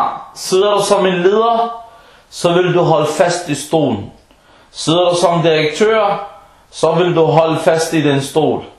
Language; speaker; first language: Danish; non-native, fluent; Arabic